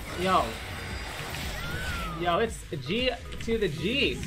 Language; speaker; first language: English; native; English